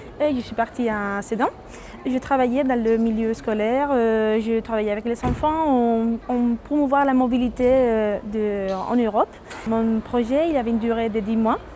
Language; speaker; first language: French; non-native, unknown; Spanish